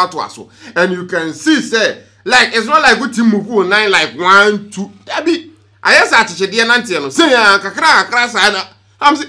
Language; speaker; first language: English; non-native, local second language; Akan